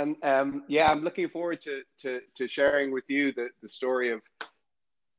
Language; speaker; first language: English; native; English